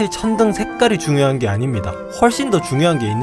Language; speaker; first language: Korean; native; Korean